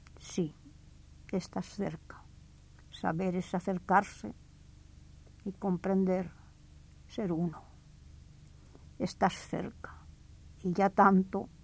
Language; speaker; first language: Spanish; native; Spanish